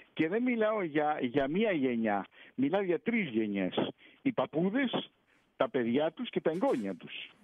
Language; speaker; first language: Greek; early bilingual, heritage; Greek